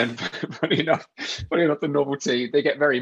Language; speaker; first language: English; native; English